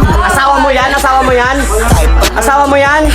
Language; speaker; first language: Filipino; non-native, local second language; Hiligaynon